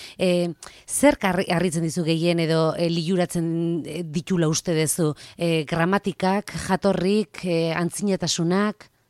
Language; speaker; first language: Basque; native; Basque